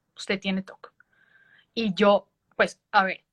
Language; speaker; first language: Spanish; native; Spanish